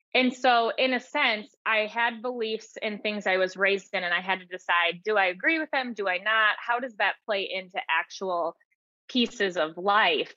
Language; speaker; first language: English; native; English